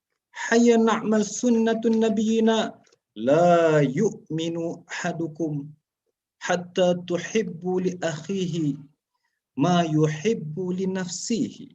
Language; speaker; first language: Arabic; non-native, learner; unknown